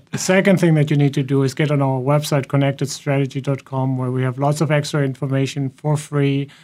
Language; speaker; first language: English; non-native, fluent; German